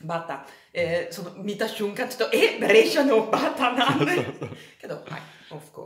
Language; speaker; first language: Japanese; non-native, learner; Italian